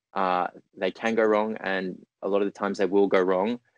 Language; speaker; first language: English; native; English